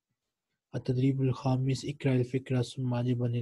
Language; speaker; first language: Arabic; non-native, fluent; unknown